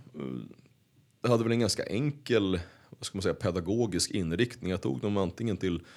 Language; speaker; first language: Swedish; native; Swedish